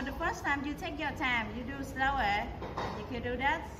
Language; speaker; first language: English; non-native, learner; Vietnamese